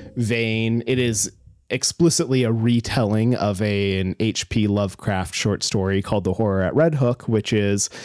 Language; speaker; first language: English; native; English